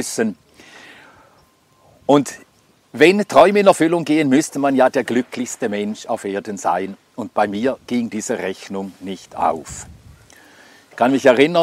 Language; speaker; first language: German; non-native, fluent; Swedish